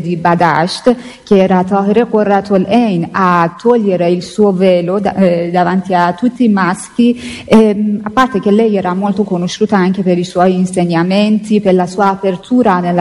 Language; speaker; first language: Italian; non-native, fluent; Persian